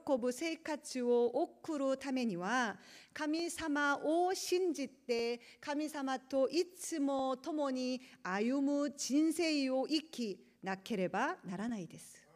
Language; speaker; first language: Japanese; non-native, learner; Korean